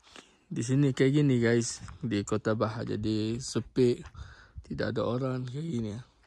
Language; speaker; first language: Indonesian; non-native, fluent; Arabic